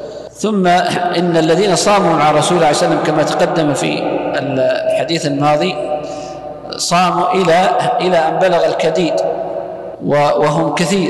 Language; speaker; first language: Arabic; native; Arabic